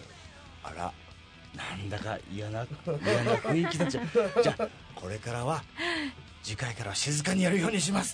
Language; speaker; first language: Japanese; native; Japanese